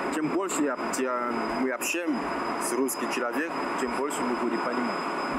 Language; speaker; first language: Russian; non-native, learner; French